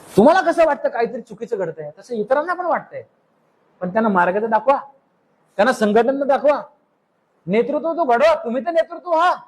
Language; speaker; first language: Marathi; native; Marathi